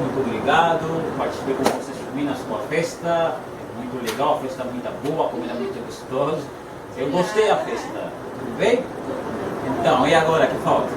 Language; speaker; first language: Portuguese; non-native, fluent; Haitian Creole